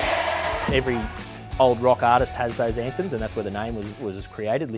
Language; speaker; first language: English; native; English